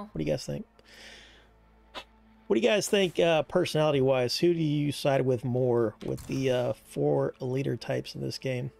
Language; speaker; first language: English; native; English